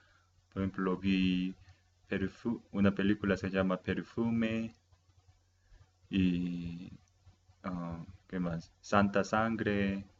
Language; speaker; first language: Spanish; non-native, fluent; Japanese